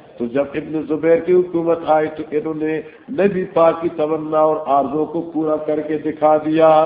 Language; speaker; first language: Urdu; non-native, local second language; Northern Hindko